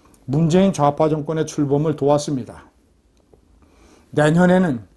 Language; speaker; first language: Korean; native; Korean